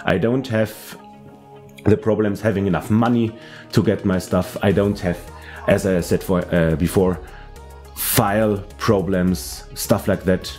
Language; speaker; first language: English; non-native, fluent; German